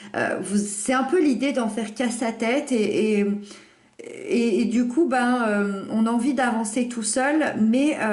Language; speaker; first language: French; native; French